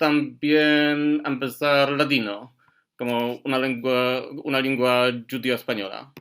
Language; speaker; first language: Spanish; non-native, learner; Polish